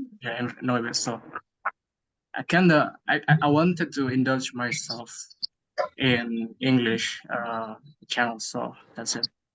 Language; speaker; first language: English; non-native, learner; Indonesian